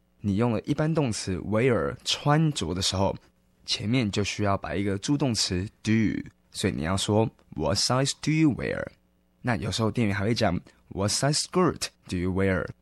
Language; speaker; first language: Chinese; native; Chinese